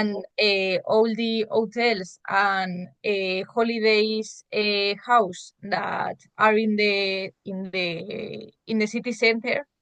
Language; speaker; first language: English; non-native, learner; Spanish